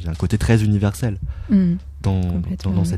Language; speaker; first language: French; native; French